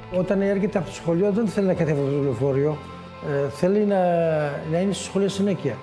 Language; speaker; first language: Greek; non-native, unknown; Arabic